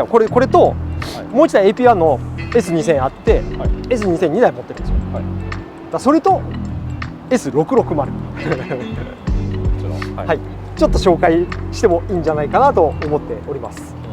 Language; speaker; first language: Japanese; native; Japanese